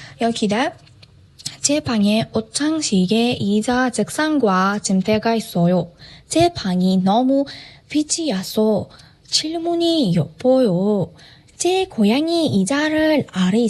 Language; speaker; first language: Korean; non-native, fluent; Uzbek